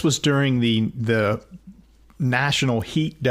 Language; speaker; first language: English; native; English